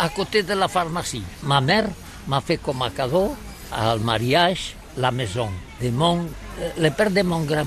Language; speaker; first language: French; non-native, learner; Catalan